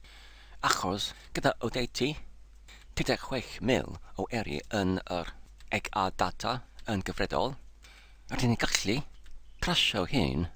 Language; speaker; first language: Welsh; non-native, learner; English